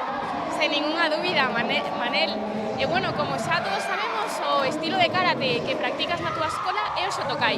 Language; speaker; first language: Galician; native; Galician